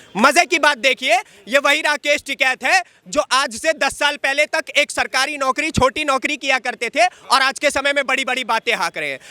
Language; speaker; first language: Hindi; native; Hindi